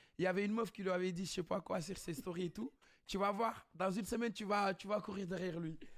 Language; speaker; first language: French; non-native, local second language; Wolof